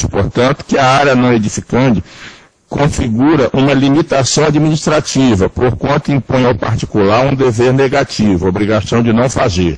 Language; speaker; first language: Portuguese; native; Portuguese